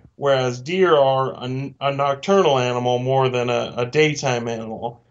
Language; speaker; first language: English; native; English